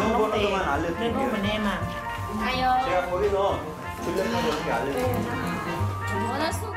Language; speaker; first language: Korean; non-native, fluent; Sinhala